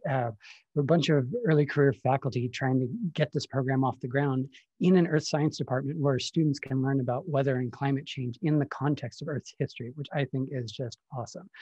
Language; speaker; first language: English; native; English